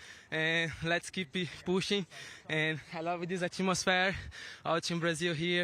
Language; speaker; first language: English; non-native, learner; Portuguese